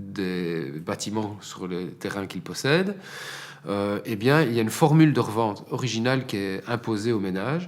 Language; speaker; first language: French; native; French